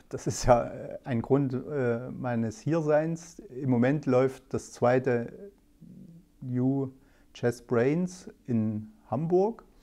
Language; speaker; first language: German; native; German